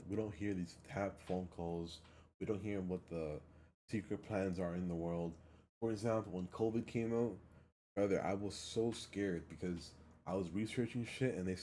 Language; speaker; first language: English; early bilingual, other home language; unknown